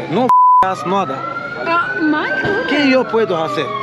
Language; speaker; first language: Spanish; non-native, learner; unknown